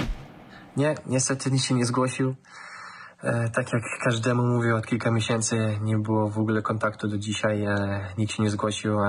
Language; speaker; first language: Polish; early bilingual, heritage; German